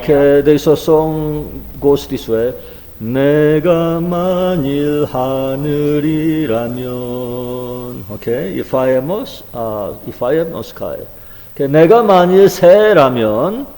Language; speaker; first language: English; non-native, fluent; Korean